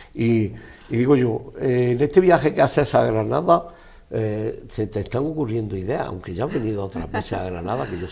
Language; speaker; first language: Spanish; native; Spanish